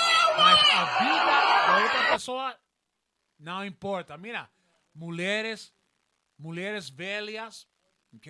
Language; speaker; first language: Portuguese; non-native, learner; Spanish